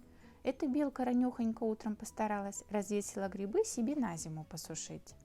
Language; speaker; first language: Russian; native; Russian